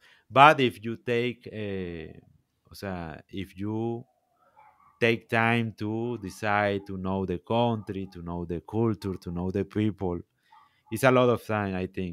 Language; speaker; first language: English; non-native, learner; Spanish